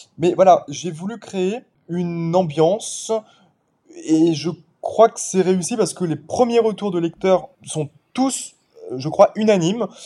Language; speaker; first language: French; native; French